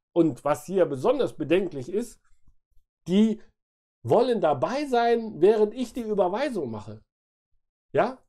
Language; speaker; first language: German; native; German